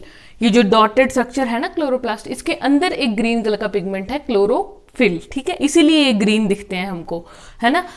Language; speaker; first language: Hindi; native; Hindi